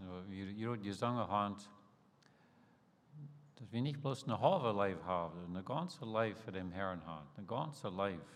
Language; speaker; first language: German; early bilingual, heritage; Plautdietsch